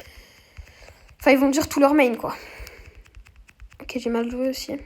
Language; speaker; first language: French; native; French